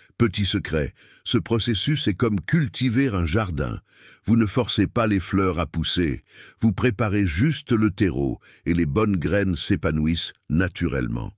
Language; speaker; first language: French; native; French